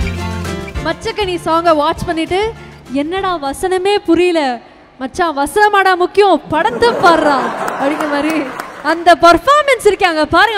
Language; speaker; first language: Tamil; native; Tamil